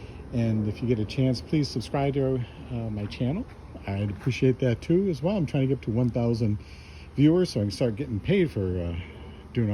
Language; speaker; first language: English; native; English